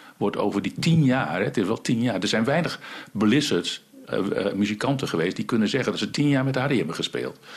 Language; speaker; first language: Dutch; early bilingual, other home language; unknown